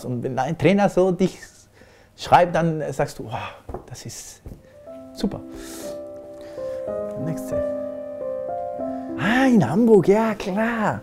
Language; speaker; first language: German; non-native, fluent; Spanish